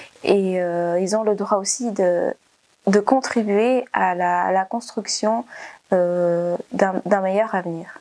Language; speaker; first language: French; early bilingual, other home language; Portuguese